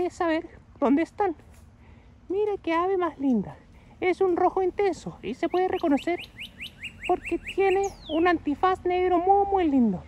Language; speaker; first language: Spanish; native; Spanish